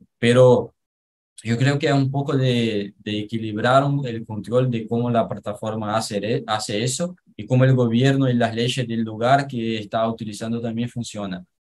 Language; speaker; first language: Spanish; non-native, learner; Portuguese